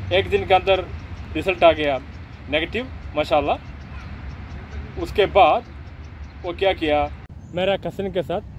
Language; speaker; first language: Hindi; non-native, local second language; Malayalam